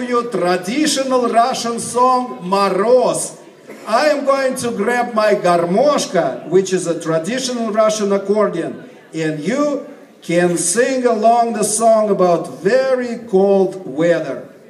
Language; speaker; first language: English; non-native, fluent; Russian